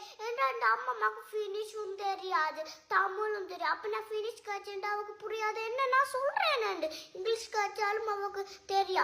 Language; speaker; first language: Tamil; early bilingual, heritage; Tamil